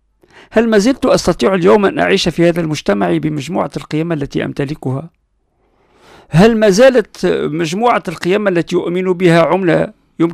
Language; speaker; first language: Arabic; non-native, local second language; Berber languages